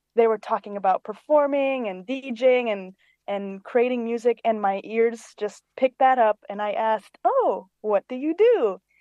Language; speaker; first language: English; early bilingual, other home language; Greek